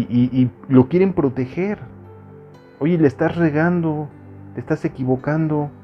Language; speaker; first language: Spanish; native; Spanish